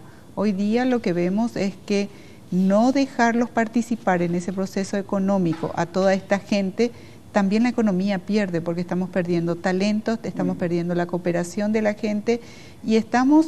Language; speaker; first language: Spanish; native; Spanish